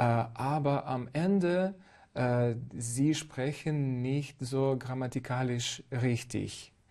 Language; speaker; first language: German; non-native, fluent; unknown